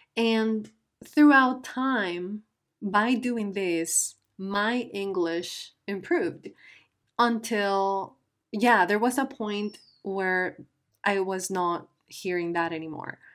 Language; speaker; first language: English; non-native, fluent; Spanish